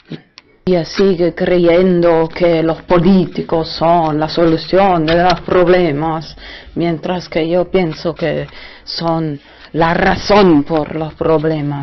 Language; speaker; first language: Spanish; non-native, fluent; German